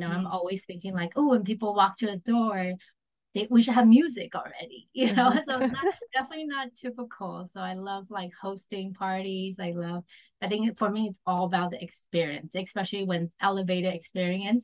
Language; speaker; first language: English; early bilingual, other home language; Chinese